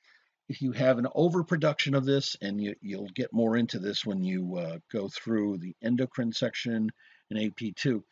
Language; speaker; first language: English; native; English